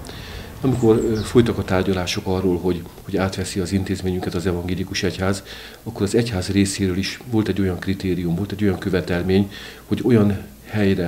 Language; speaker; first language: Hungarian; native; Hungarian